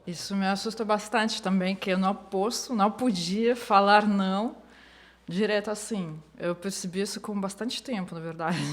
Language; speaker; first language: Portuguese; non-native, fluent; Russian